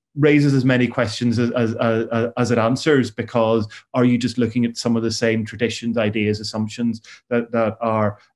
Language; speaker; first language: English; native; English